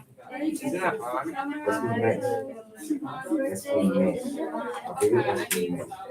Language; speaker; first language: Spanish; non-native, fluent; English